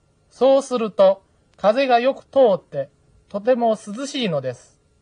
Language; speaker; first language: Japanese; non-native, fluent; Chinese